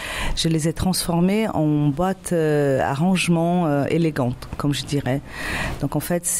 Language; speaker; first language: French; non-native, fluent; Portuguese